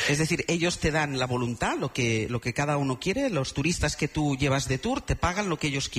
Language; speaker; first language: Spanish; native; Spanish